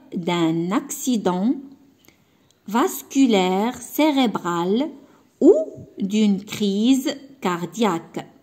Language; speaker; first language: French; non-native, local second language; Arabic